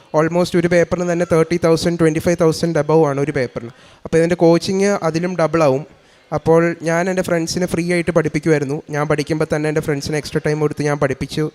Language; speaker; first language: Malayalam; early bilingual, heritage; Malayalam